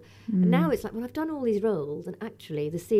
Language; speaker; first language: English; native; English